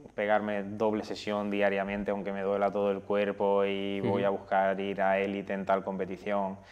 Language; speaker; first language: Spanish; native; Spanish